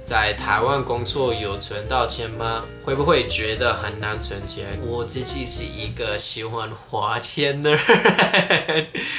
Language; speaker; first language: Chinese; non-native, fluent; English